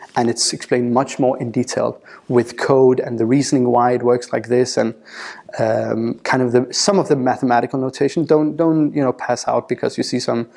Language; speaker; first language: English; non-native, fluent; Danish